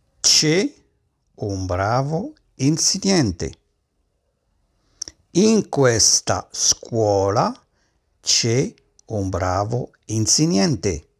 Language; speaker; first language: Italian; non-native, fluent; Arabic